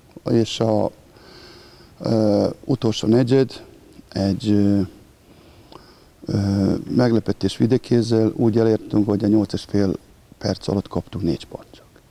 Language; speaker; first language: Hungarian; non-native, learner; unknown